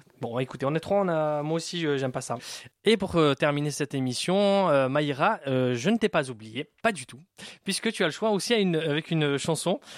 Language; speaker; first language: French; native; French